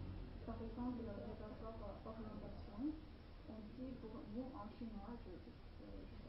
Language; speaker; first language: French; non-native, learner; Chinese